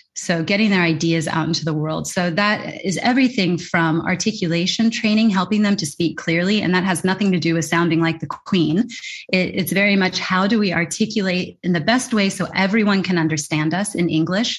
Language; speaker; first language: English; native; English